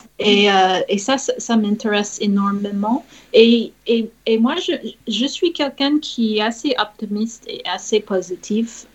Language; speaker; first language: French; non-native, fluent; English